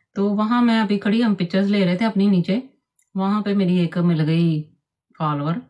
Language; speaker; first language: Urdu; non-native, local second language; Punjabi